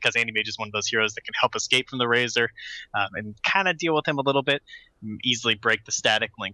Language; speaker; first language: English; native; English